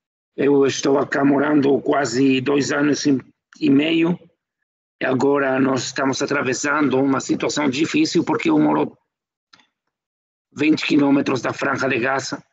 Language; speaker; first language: Portuguese; non-native, fluent; Spanish